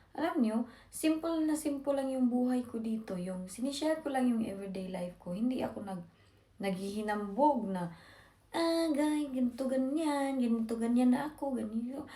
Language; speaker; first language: Filipino; non-native, local second language; Cebuano